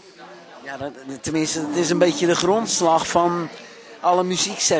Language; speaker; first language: Dutch; native; Dutch